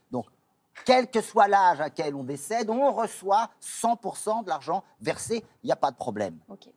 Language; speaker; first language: French; native; French